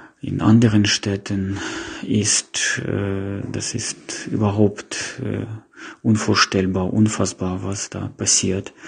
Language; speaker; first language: German; non-native, fluent; Ukrainian